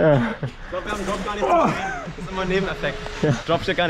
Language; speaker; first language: German; native; German